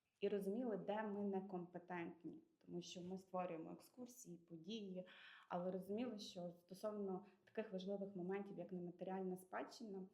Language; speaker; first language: Ukrainian; native; Ukrainian